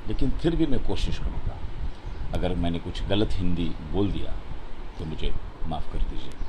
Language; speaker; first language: Hindi; non-native, local second language; Marathi